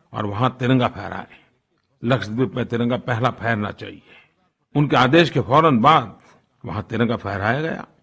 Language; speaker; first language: Hindi; non-native, local second language; Gujarati